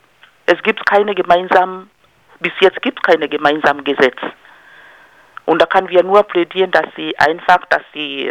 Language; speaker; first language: German; non-native, fluent; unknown